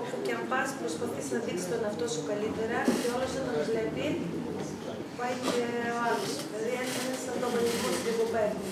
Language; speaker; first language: Greek; early bilingual, other home language; Russian